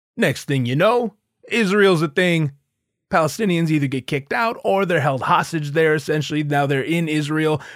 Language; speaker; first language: English; native; English